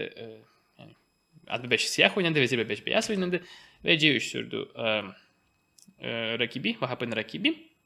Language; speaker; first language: Turkish; non-native, fluent; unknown